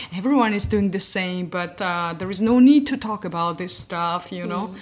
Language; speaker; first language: English; non-native, fluent; Georgian